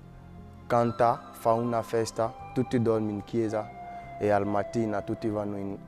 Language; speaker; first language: Italian; non-native, learner; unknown